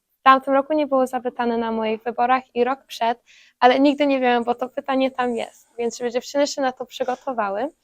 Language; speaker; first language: Polish; early bilingual, heritage; Polish